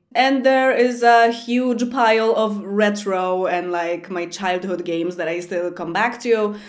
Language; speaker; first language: English; non-native, fluent; Polish